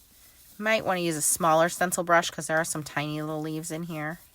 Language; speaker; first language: English; native; English